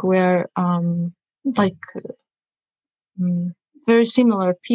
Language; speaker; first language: English; non-native, fluent; Russian